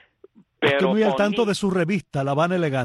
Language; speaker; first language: Spanish; native; Spanish